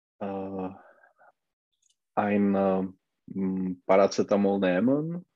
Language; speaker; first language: German; non-native, learner; Czech